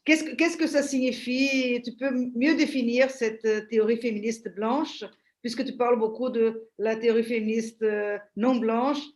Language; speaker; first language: French; non-native, fluent; Portuguese